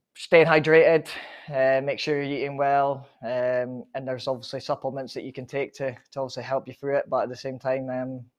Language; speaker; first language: English; native; English